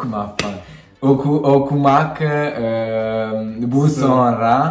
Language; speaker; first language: Turkish; non-native, learner; Italian